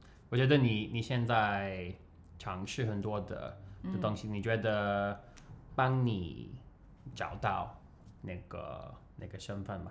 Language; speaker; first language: Chinese; non-native, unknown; English